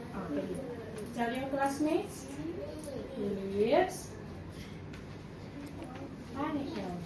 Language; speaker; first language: English; non-native, fluent; Filipino